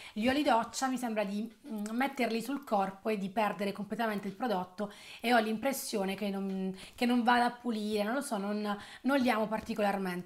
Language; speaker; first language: Italian; native; Italian